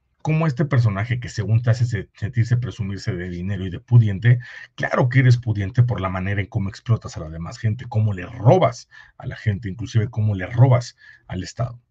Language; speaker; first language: Spanish; native; Spanish